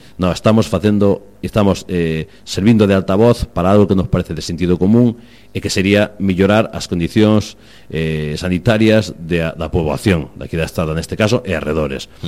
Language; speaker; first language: Galician; native; Galician